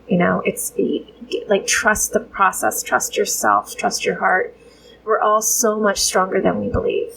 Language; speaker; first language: English; native; English